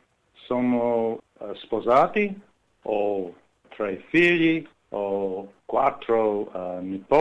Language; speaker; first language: Italian; non-native, learner; English